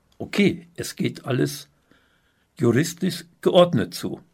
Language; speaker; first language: German; native; German